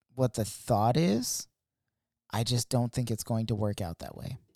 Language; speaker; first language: English; native; English